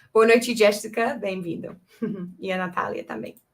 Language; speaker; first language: Portuguese; non-native, fluent; English